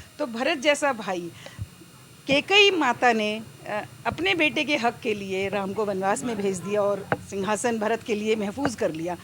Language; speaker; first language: Hindi; native; Hindi